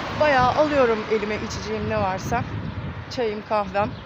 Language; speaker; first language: Turkish; native; Turkish